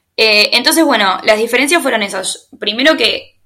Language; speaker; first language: Spanish; native; Spanish